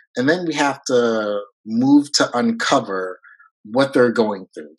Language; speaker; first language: English; early bilingual, other home language; French